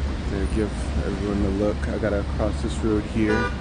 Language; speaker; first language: English; native; English